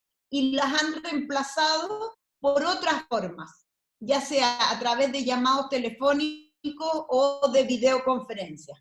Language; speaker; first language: Spanish; native; Spanish